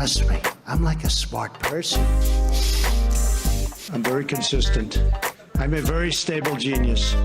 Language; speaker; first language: English; native; English